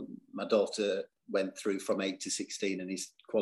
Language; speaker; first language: English; native; English